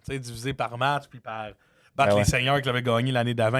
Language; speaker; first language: French; native; French